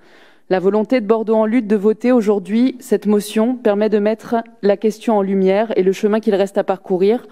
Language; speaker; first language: French; native; French